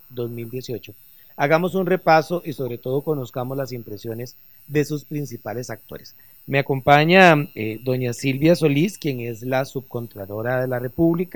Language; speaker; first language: Spanish; native; Spanish